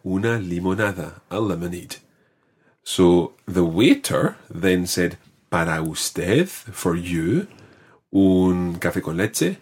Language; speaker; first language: Spanish; non-native, fluent; English